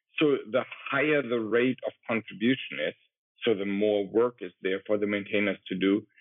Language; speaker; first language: English; non-native, fluent; German